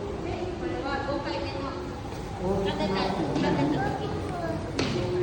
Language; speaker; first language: Japanese; non-native, fluent; Filipino